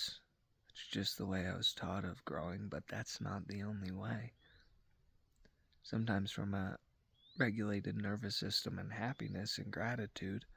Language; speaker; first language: English; native; English